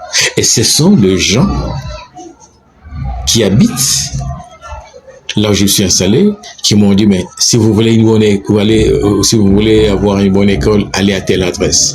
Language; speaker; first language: French; non-native, local second language; Luba-Lulua